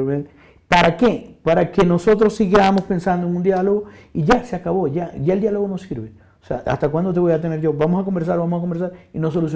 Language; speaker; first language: Spanish; native; Spanish